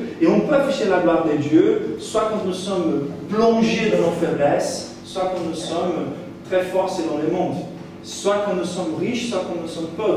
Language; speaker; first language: French; non-native, fluent; Portuguese